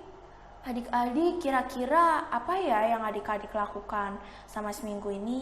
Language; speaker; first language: Indonesian; native; Indonesian